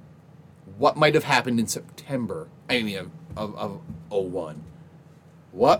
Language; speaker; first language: English; native; English